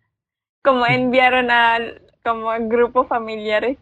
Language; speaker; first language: Spanish; non-native, learner; Filipino